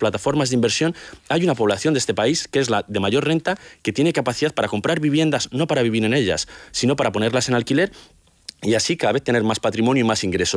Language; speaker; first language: Spanish; native; Spanish